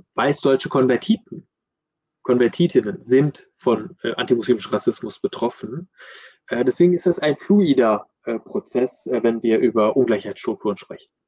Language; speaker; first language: German; early bilingual, other home language; Persian